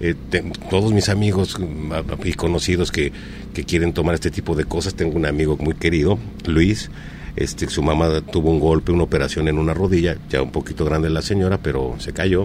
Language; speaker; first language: Spanish; native; Spanish